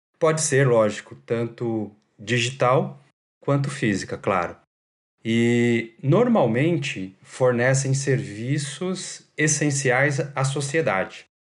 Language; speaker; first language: Portuguese; native; Portuguese